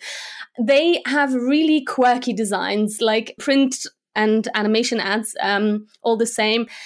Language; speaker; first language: English; non-native, fluent; Slovak